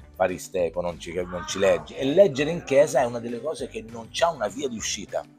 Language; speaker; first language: Italian; native; Italian